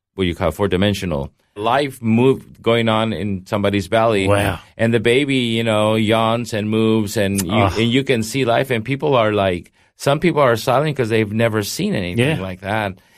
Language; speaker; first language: English; early bilingual, heritage; Spanish